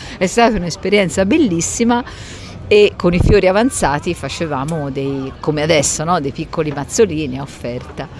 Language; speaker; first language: Italian; native; Italian